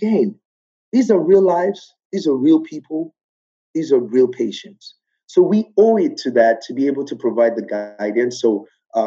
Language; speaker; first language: English; non-native, local second language; Yoruba